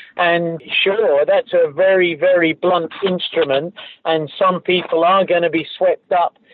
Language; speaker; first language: English; native; English